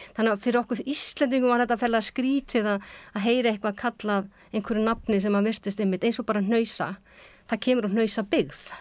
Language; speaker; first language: Icelandic; native; Icelandic